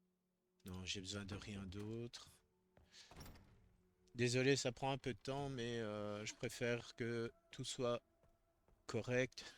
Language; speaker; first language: French; native; French